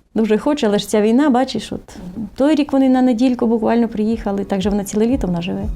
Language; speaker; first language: Ukrainian; native; Ukrainian